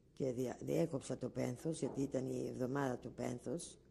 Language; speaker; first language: Greek; non-native, local second language; Ladino